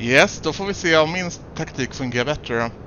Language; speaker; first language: Swedish; native; Swedish